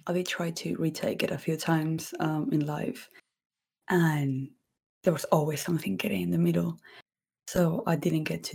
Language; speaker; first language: English; non-native, fluent; Spanish